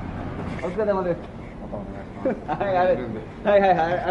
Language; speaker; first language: Japanese; native; Japanese